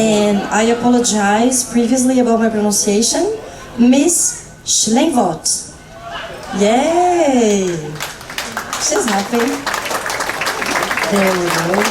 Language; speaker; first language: English; non-native, fluent; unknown